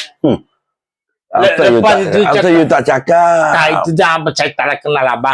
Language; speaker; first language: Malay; non-native, local second language; Tamil